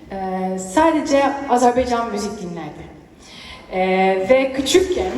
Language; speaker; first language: Turkish; early bilingual, heritage; Turkish